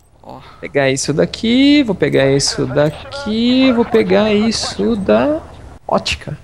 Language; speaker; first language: Portuguese; native; Portuguese